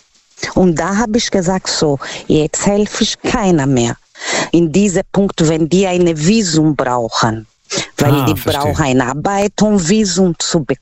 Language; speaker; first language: German; non-native, fluent; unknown